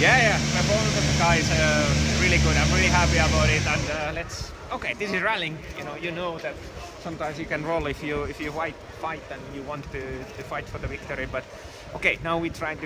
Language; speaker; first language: English; non-native, fluent; Finnish